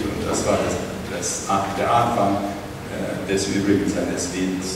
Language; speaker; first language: German; non-native, fluent; Czech